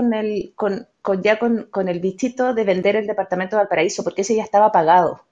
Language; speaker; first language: Spanish; native; Spanish